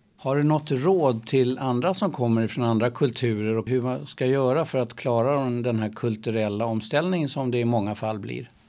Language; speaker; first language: Swedish; native; Swedish